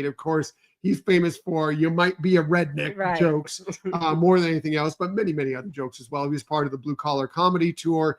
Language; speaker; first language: English; native; English